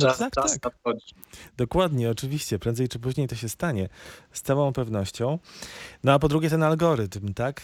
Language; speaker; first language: Polish; native; Polish